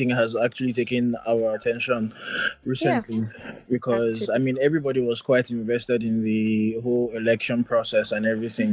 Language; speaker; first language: English; non-native, local second language; Yoruba